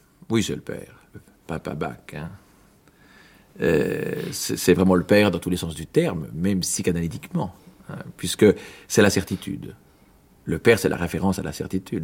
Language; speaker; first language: French; native; French